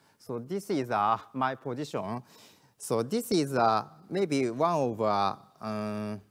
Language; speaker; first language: English; non-native, learner; Japanese